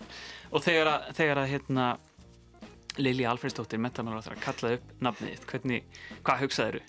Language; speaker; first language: Icelandic; native; Icelandic